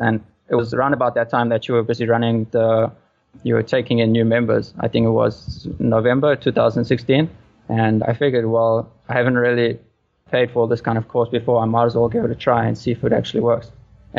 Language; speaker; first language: English; native; English